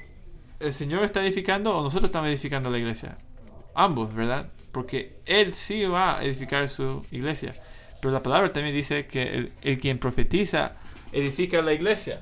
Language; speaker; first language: Spanish; non-native, fluent; English